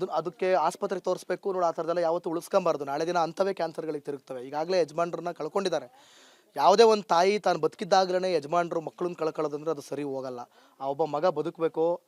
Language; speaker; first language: Kannada; native; Kannada